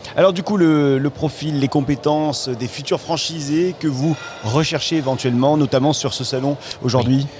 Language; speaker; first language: French; native; French